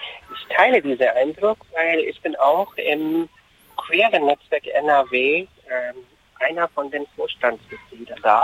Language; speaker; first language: German; non-native, fluent; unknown